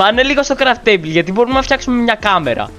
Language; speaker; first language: Greek; native; Greek